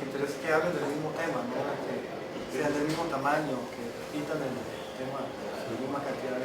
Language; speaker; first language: Spanish; native; Spanish